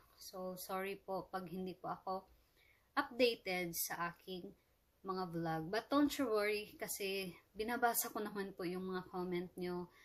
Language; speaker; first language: Filipino; native; Filipino